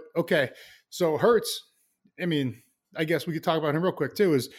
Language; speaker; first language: English; native; English